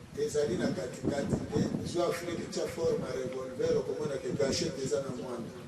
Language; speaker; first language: Lingala; non-native, local second language; Kongo